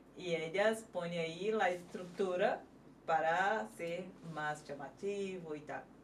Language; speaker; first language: Spanish; non-native, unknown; Portuguese